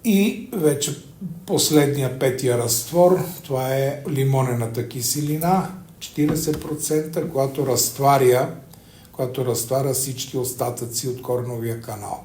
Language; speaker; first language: Bulgarian; native; Bulgarian